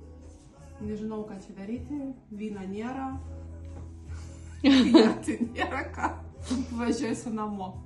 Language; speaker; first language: Lithuanian; non-native, learner; Russian